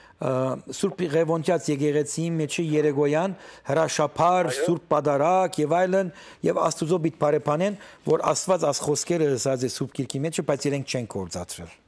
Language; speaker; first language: Armenian; early bilingual, heritage; Armenian